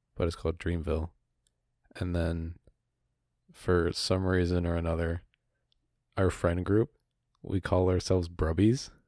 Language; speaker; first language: English; native; English